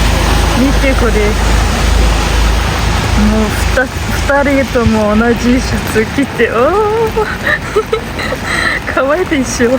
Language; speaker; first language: Japanese; non-native, fluent; Mongolian